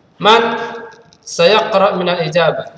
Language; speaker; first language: Arabic; non-native, fluent; Indonesian